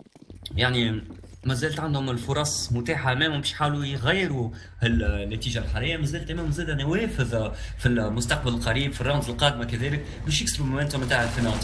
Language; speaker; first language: Arabic; native; Arabic